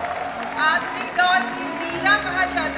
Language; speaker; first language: Hindi; native; Hindi